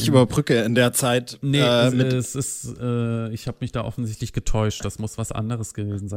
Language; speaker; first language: German; native; German